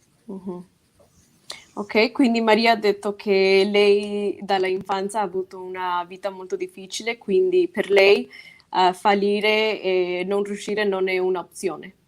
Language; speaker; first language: Italian; non-native, fluent; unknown